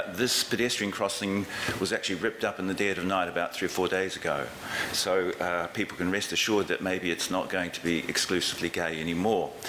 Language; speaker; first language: English; native; English